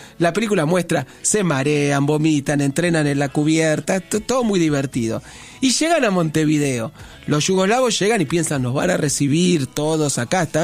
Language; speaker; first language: Spanish; native; Spanish